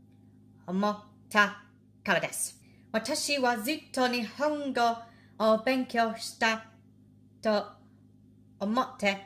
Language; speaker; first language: Japanese; non-native, learner; English